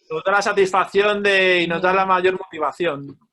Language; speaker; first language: Spanish; native; Spanish